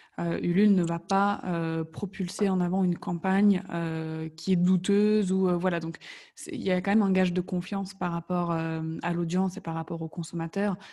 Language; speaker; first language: French; native; French